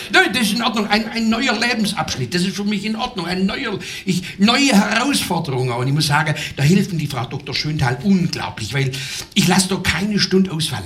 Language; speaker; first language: German; native; German